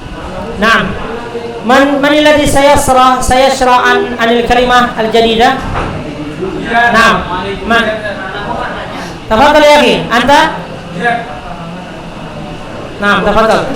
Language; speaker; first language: Arabic; non-native, fluent; Indonesian